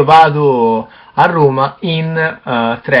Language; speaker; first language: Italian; non-native, fluent; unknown